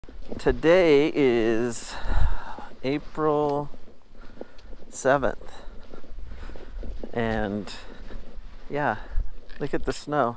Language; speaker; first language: English; native; English